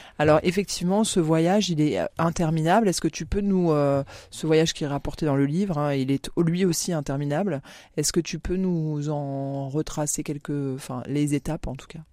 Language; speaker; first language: French; native; French